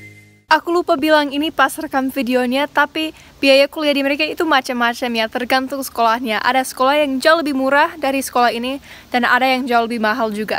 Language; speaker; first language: Indonesian; non-native, fluent; English